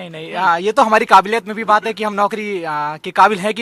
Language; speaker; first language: Hindi; native; Hindi